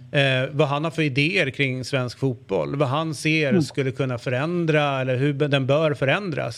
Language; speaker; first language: Swedish; native; Swedish